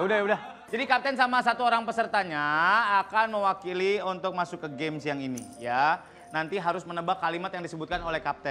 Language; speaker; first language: Indonesian; native; Indonesian